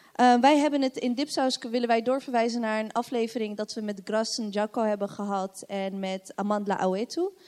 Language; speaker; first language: Dutch; native; Dutch